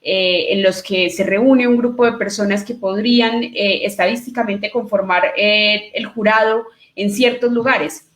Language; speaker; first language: Spanish; native; Spanish